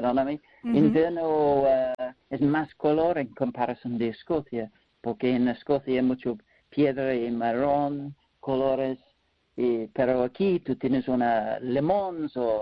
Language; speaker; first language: Spanish; non-native, learner; English